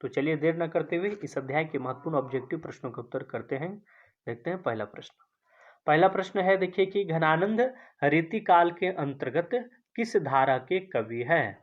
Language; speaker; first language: Hindi; native; Hindi